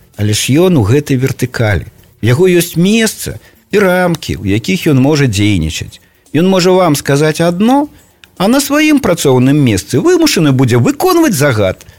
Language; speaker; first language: Belarusian; native; Belarusian